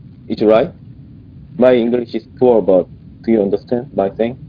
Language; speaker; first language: English; non-native, learner; Korean